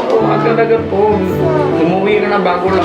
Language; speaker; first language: Filipino; non-native, learner; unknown